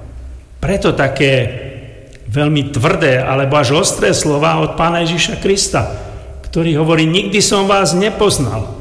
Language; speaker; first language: Slovak; native; Slovak